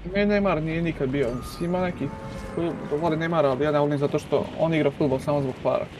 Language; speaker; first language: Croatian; non-native, learner; Macedonian